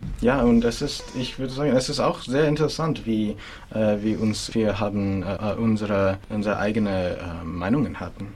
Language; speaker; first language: German; non-native, fluent; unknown